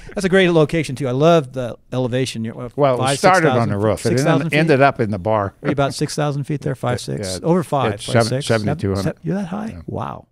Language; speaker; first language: English; native; English